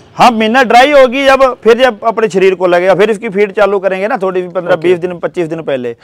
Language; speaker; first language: Hindi; native; Hindi